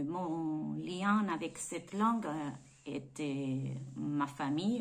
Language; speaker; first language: French; non-native, fluent; Spanish